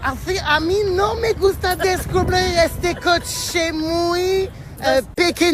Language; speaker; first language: Spanish; non-native, learner; French